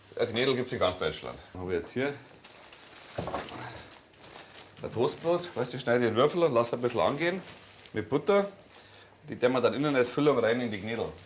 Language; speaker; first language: German; native; German